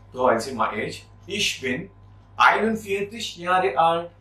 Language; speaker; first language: German; non-native, fluent; Marathi